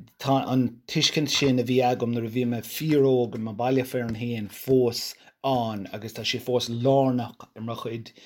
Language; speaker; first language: Irish; non-native, local second language; English